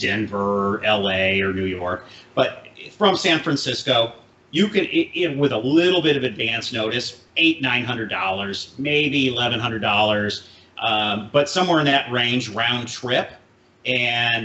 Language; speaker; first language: English; native; English